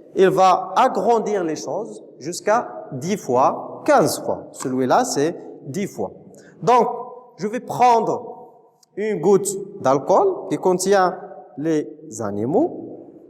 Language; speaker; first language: French; non-native, local second language; Arabic